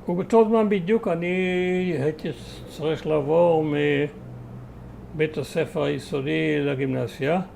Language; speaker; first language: Hebrew; early bilingual, other home language; German